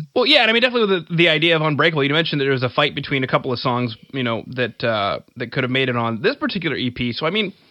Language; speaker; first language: English; native; English